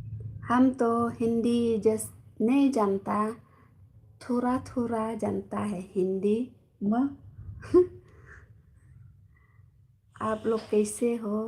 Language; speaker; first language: Hindi; non-native, local second language; Khasi